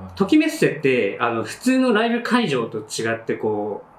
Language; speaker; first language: Japanese; native; Japanese